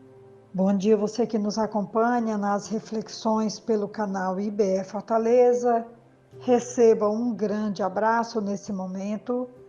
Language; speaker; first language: Portuguese; native; Portuguese